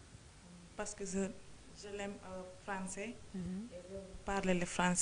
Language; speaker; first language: French; non-native, learner; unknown